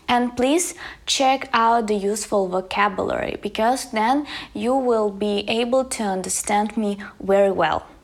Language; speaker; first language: English; non-native, fluent; Ukrainian